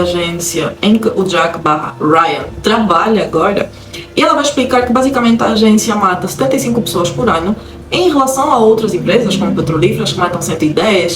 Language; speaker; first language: Portuguese; native; Portuguese